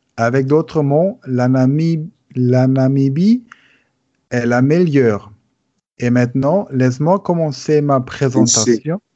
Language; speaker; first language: French; non-native, learner; German